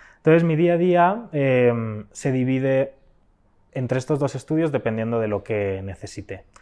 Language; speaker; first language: Spanish; native; Spanish